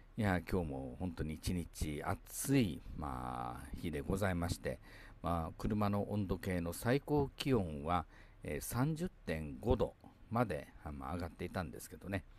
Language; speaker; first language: Japanese; native; Japanese